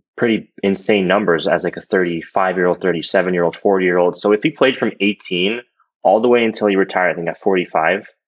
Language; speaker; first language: English; native; English